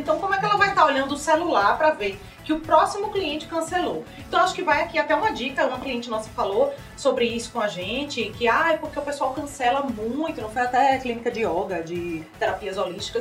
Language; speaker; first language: Portuguese; native; Portuguese